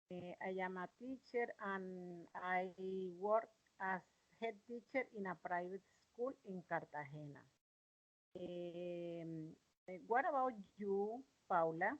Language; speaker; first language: English; non-native, learner; Spanish